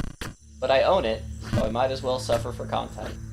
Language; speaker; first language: English; native; English